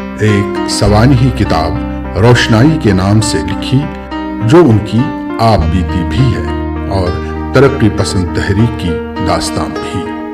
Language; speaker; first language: Urdu; native; Urdu